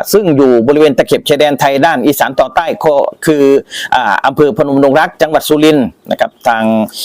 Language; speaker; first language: Thai; native; Thai